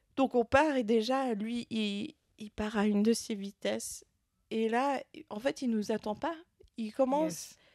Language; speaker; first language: French; native; French